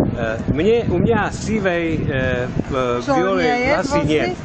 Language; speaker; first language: Russian; non-native, learner; Slovak